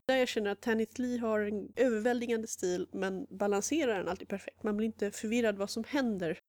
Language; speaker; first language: Swedish; native; Swedish